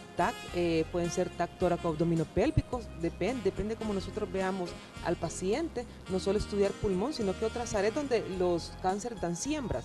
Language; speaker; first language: Spanish; native; Spanish